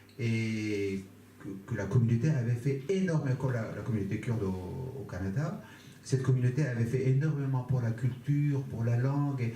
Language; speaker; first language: French; non-native, fluent; Kurdish